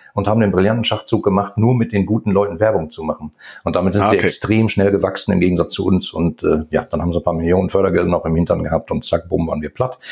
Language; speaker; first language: German; native; German